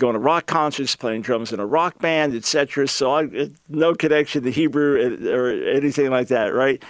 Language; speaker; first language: English; native; English